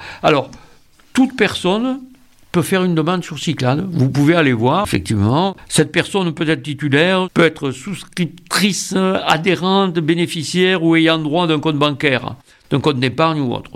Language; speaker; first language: French; native; French